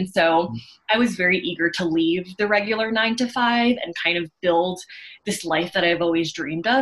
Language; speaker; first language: English; native; English